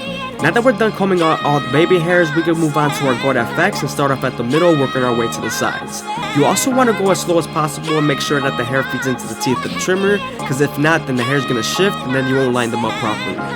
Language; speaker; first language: English; native; English